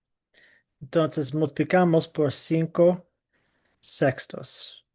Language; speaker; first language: Spanish; non-native, fluent; English